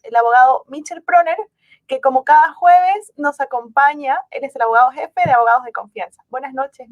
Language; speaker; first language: Spanish; native; Spanish